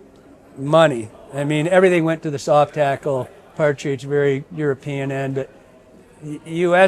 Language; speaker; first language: English; native; English